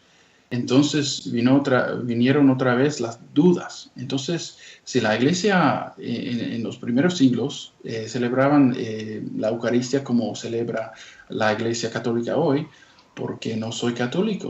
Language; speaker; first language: Spanish; non-native, fluent; English